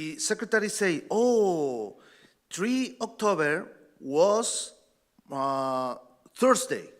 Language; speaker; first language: English; non-native, learner; Spanish